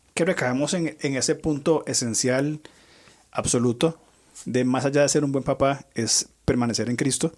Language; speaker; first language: Spanish; native; Spanish